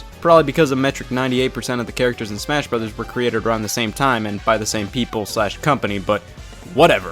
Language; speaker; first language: English; native; English